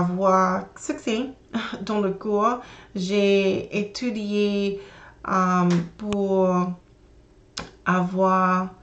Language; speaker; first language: French; non-native, learner; English